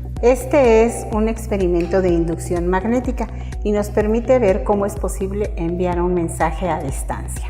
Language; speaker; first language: Spanish; native; Spanish